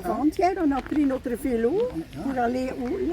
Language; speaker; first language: French; non-native, local second language; Dutch